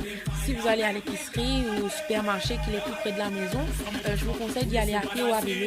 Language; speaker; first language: French; native; French